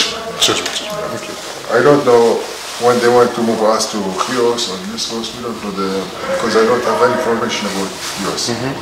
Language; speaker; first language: English; non-native, learner; Arabic